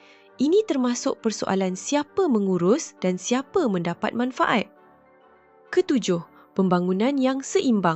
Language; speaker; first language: Malay; native; Malay